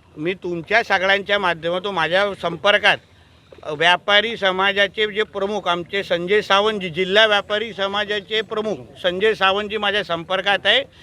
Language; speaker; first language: Marathi; native; Marathi